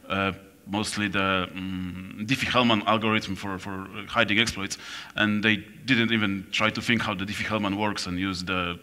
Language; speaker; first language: English; non-native, fluent; Polish